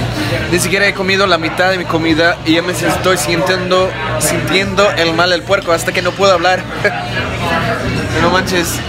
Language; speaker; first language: Spanish; non-native, fluent; English